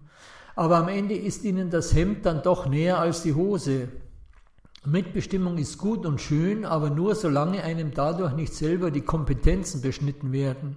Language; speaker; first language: German; native; German